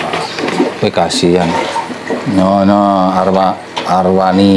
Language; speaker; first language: Indonesian; native; Indonesian